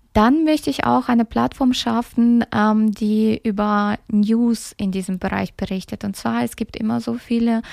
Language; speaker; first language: German; early bilingual, other home language; Russian